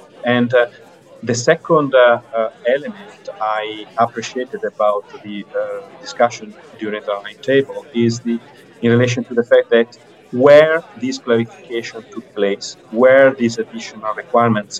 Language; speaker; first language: English; non-native, fluent; Italian